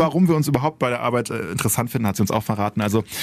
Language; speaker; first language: German; native; German